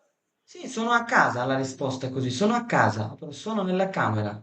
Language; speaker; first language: Italian; non-native, fluent; Bangla